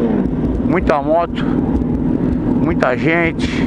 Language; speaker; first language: Portuguese; native; Portuguese